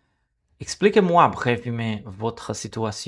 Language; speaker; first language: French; non-native, learner; Portuguese